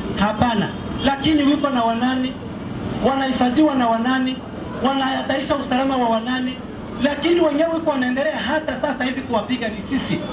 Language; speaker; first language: Swahili; non-native, local second language; Kinyarwanda